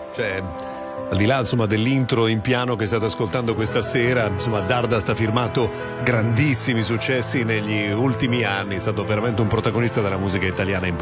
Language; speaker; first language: Italian; native; Italian